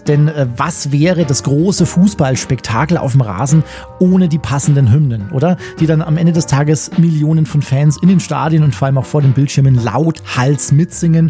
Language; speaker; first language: German; native; German